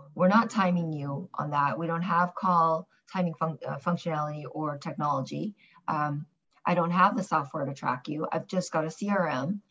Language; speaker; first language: English; early bilingual, other home language; Korean